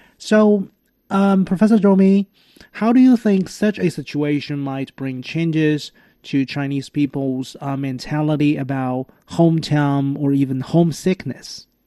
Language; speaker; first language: English; non-native, fluent; Chinese